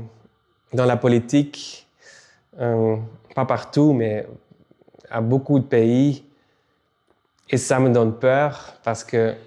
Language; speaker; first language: French; non-native, local second language; Dutch